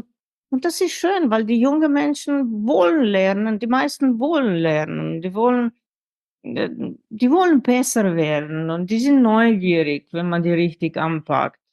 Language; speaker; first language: German; non-native, fluent; Slovenian